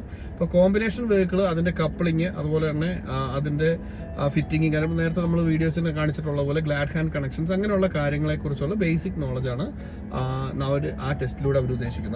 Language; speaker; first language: Malayalam; native; Malayalam